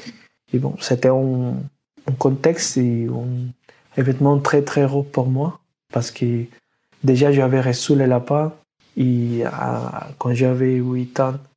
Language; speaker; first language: French; non-native, learner; Spanish